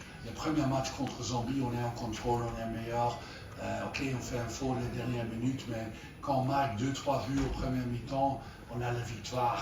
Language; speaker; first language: French; non-native, learner; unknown